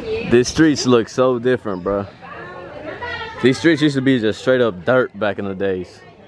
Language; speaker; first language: English; early bilingual, other home language; Spanish